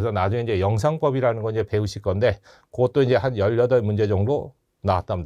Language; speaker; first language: Korean; native; Korean